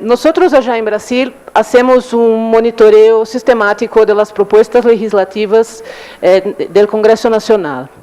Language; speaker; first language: Spanish; non-native, learner; Portuguese